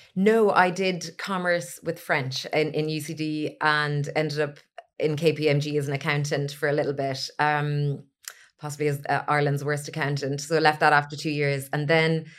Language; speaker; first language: English; native; English